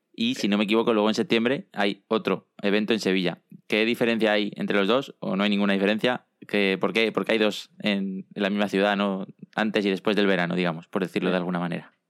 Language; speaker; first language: Spanish; native; Spanish